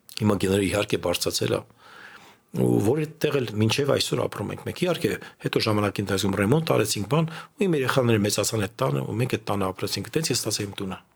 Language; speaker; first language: Armenian; native; Armenian